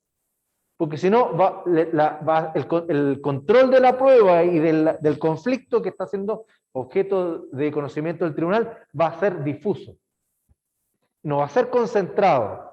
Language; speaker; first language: Spanish; native; Spanish